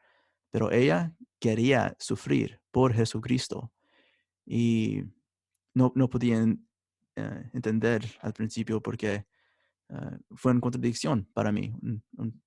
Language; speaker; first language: Spanish; early bilingual, heritage; Spanish